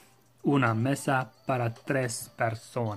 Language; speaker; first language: Spanish; non-native, learner; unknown